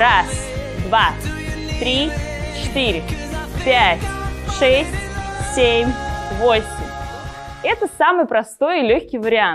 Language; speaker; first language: Russian; native; Russian